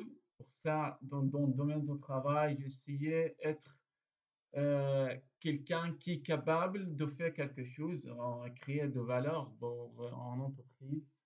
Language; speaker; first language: French; non-native, learner; Arabic